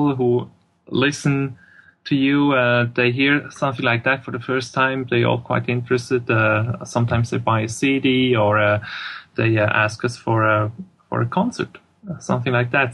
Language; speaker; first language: English; non-native, fluent; German